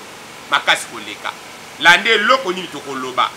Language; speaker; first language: French; non-native, local second language; Lingala